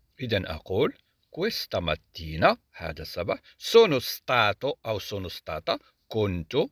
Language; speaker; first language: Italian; non-native, learner; Arabic